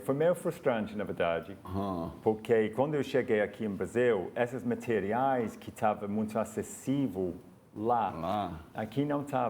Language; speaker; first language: Portuguese; non-native, fluent; English